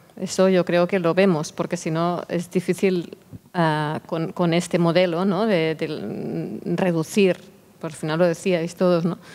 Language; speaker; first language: Spanish; non-native, local second language; Catalan